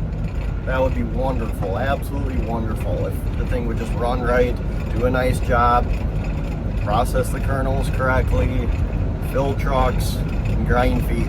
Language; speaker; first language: English; native; English